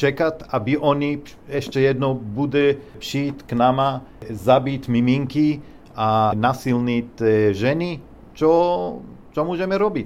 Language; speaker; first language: Czech; non-native, learner; Hebrew